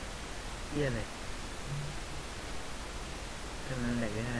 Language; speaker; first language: Thai; native; Thai